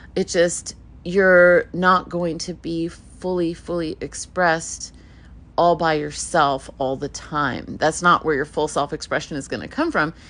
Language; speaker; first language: English; early bilingual, other home language; Hebrew